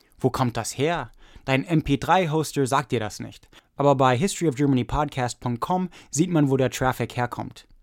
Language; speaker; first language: German; early bilingual, other home language; English